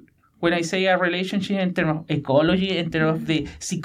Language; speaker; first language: English; non-native, learner; Spanish